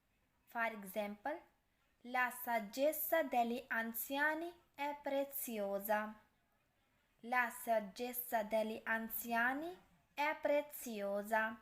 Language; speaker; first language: Italian; non-native, fluent; Urdu